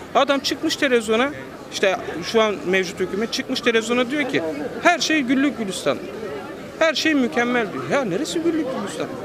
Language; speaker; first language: Turkish; non-native, local second language; Kurdish